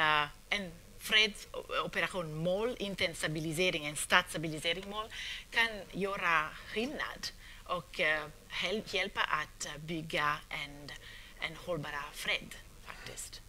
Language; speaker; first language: Swedish; non-native, fluent; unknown